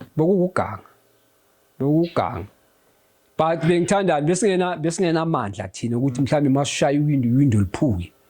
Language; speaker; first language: Zulu; native; Zulu